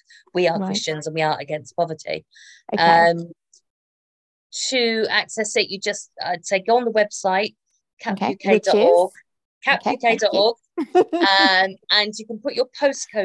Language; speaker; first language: English; native; English